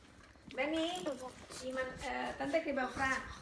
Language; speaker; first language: Dutch; non-native, learner; Arabic